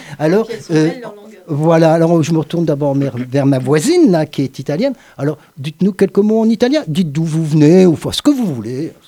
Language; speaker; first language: French; native; French